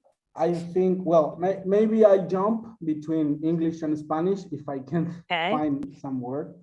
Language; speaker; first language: English; non-native, learner; Spanish